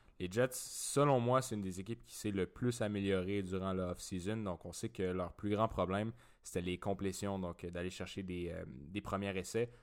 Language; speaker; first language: French; native; French